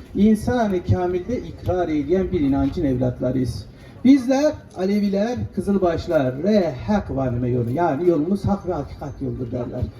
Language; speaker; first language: Turkish; non-native, local second language; Zaza